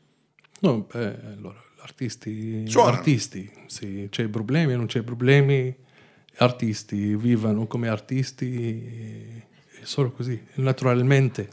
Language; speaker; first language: Italian; non-native, learner; Arabic